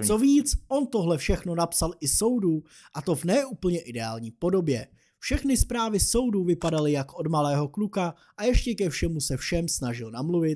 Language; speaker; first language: Czech; native; Czech